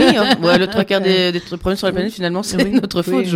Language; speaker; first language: French; native; French